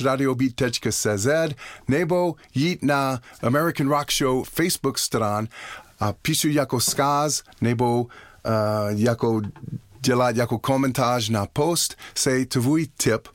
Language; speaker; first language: Czech; non-native, learner; English